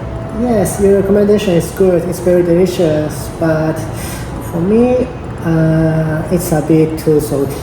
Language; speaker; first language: English; non-native, fluent; Japanese